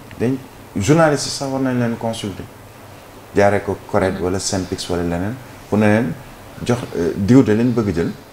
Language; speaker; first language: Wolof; native; Wolof